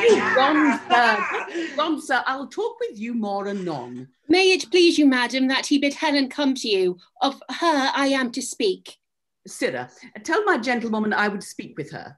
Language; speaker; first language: English; native; English